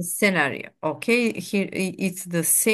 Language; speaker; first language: English; non-native, fluent; Serbian